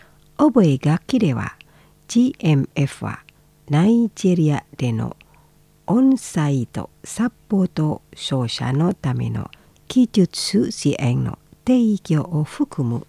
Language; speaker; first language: Japanese; non-native, fluent; Indonesian